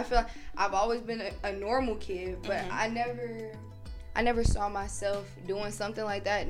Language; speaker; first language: English; native; English